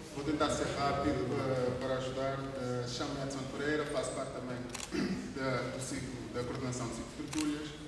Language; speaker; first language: Portuguese; non-native, local second language; Kabuverdianu